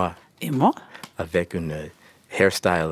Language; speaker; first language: French; non-native, learner; English